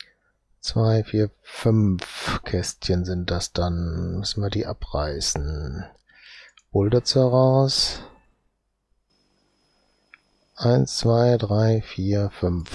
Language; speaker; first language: German; native; German